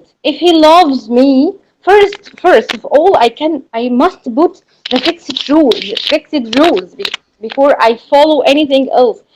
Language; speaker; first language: English; non-native, learner; Arabic